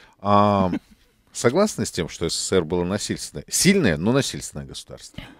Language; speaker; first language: Russian; native; Russian